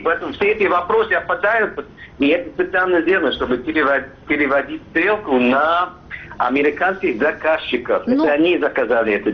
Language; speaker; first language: Russian; non-native, fluent; English